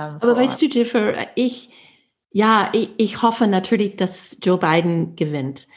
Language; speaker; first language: German; non-native, fluent; English